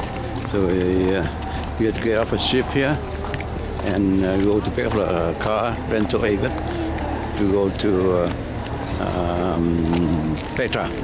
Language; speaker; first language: English; non-native, learner; Vietnamese